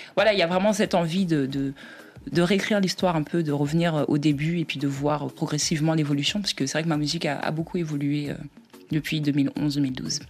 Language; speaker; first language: French; native; French